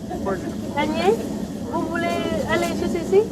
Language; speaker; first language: French; non-native, learner; Vietnamese